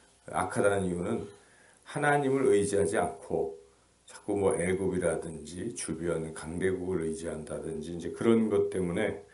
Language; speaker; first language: Korean; native; Korean